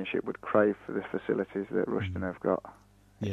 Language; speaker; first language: English; native; English